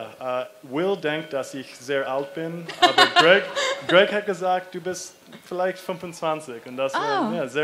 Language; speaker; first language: German; non-native, learner; English